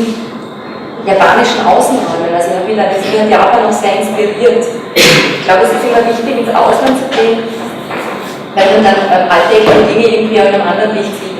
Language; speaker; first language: German; native; German